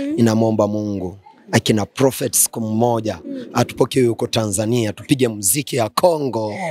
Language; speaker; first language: Swahili; non-native, local second language; Lingala